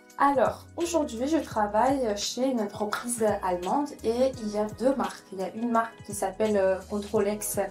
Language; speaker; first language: French; non-native, fluent; Ukrainian